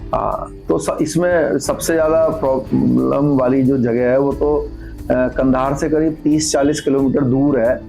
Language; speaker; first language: Hindi; native; Hindi